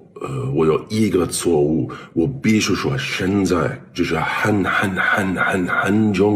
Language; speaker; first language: Chinese; non-native, learner; English